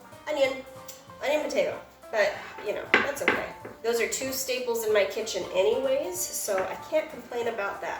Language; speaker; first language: English; native; English